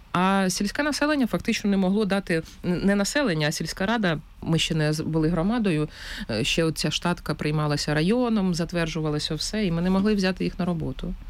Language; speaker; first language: Ukrainian; native; Ukrainian